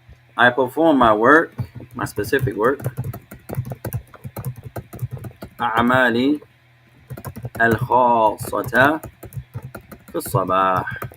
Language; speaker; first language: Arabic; non-native, fluent; English